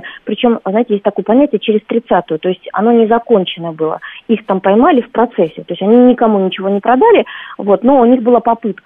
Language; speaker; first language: Russian; native; Russian